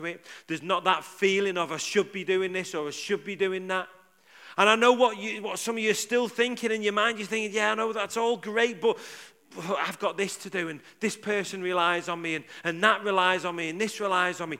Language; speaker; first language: English; native; English